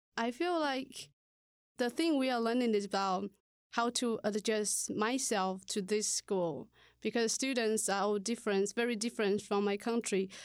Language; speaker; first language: English; non-native, learner; Chinese